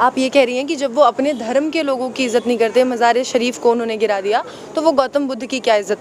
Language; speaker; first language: Hindi; native; Hindi